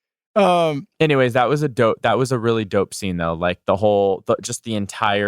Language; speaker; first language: English; native; English